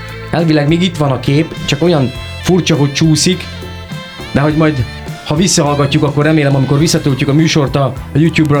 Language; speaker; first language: Hungarian; native; Hungarian